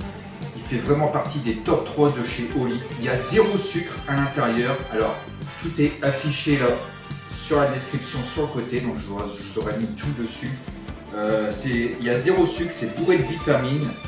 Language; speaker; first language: French; native; French